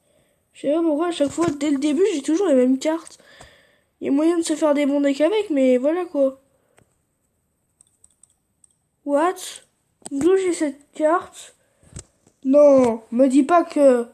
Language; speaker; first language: French; native; French